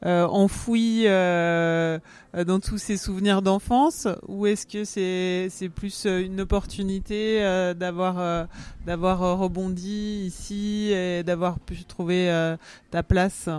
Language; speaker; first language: French; native; French